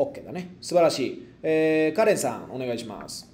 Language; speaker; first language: Japanese; non-native, fluent; Spanish